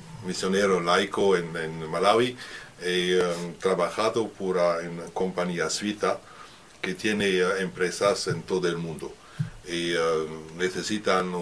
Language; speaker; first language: Spanish; non-native, learner; French